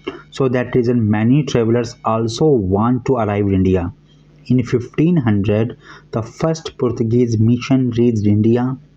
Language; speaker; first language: English; non-native, local second language; Hindi